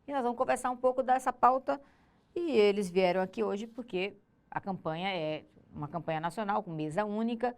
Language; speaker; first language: Portuguese; native; Portuguese